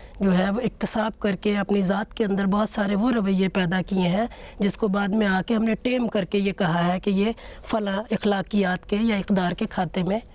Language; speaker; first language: Urdu; native; Urdu